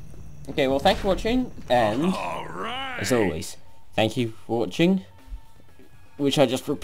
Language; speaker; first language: English; native; English